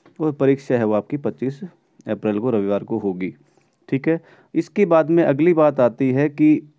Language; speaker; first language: Hindi; native; Hindi